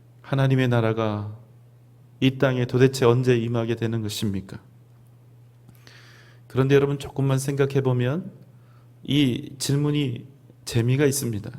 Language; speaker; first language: Korean; native; Korean